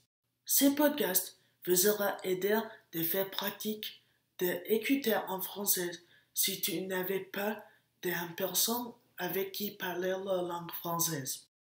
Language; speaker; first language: French; non-native, learner; English